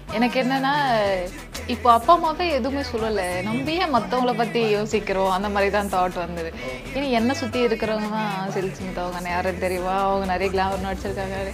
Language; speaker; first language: Tamil; early bilingual, heritage; Tamil